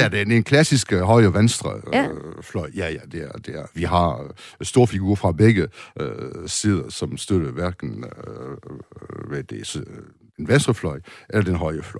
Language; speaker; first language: Danish; non-native, learner; French